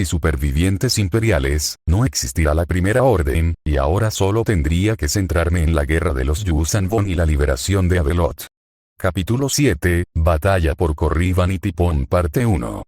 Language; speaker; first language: Spanish; native; Spanish